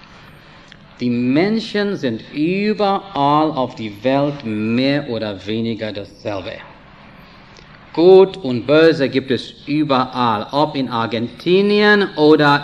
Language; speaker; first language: German; non-native, fluent; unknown